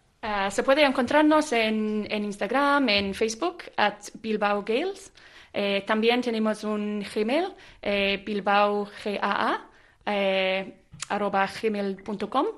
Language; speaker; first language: Spanish; non-native, fluent; English